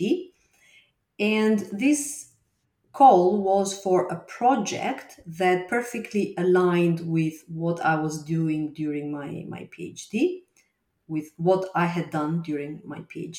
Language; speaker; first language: English; non-native, fluent; Albanian